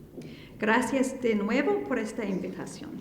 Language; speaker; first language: Spanish; non-native, fluent; English